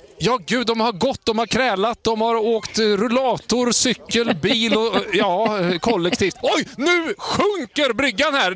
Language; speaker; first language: Swedish; native; Swedish